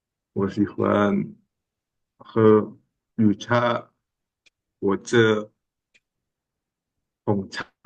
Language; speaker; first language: Chinese; non-native, learner; Indonesian